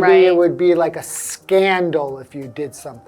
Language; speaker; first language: English; native; English